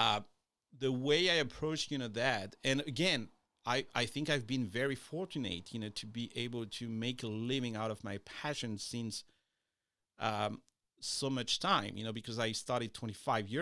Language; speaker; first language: English; non-native, fluent; French